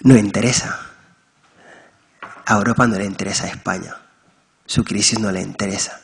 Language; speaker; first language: Spanish; non-native, fluent; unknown